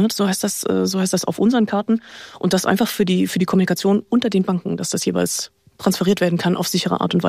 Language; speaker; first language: German; native; German